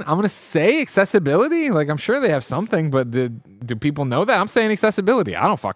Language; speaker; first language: English; native; English